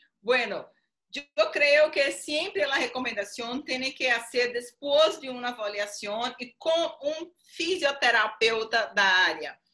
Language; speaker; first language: Spanish; non-native, learner; Portuguese